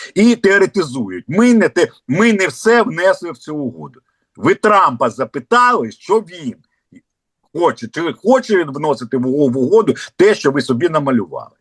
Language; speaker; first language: Ukrainian; non-native, local second language; Russian